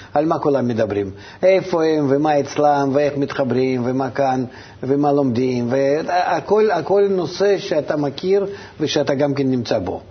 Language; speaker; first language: Hebrew; non-native, fluent; Russian